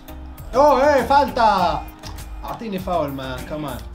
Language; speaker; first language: English; non-native, learner; Arabic